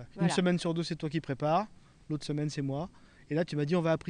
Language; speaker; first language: French; native; French